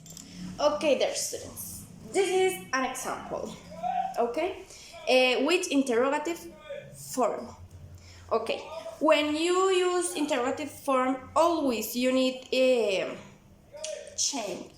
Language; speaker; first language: English; non-native, learner; Spanish